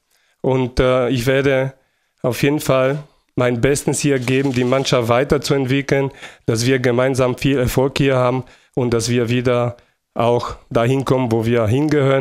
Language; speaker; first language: German; non-native, fluent; Bulgarian